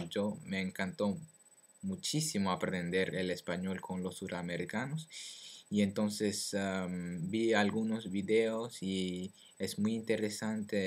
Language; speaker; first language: Spanish; non-native, learner; French